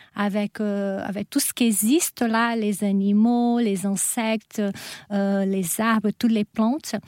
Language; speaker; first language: French; non-native, fluent; Portuguese